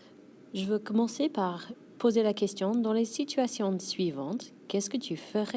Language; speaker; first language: French; non-native, fluent; English